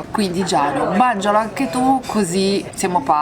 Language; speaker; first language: Italian; native; Italian